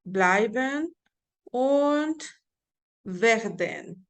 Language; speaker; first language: German; non-native, fluent; Spanish